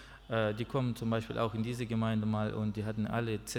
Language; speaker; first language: German; non-native, learner; Russian